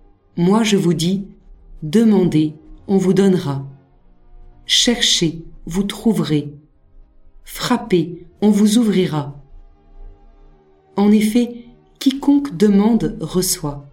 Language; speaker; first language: French; native; French